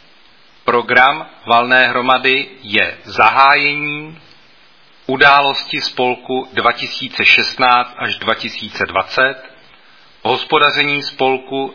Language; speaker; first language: Czech; native; Czech